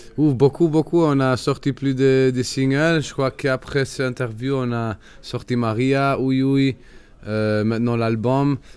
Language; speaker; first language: French; non-native, fluent; Spanish